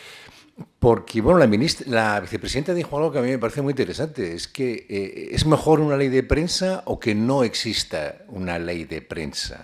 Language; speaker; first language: Spanish; native; Spanish